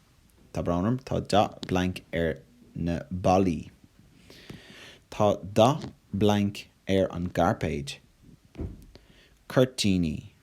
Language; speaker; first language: Irish; non-native, local second language; English